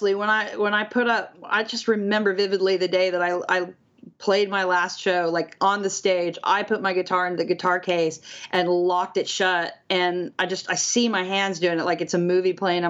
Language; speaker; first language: English; native; English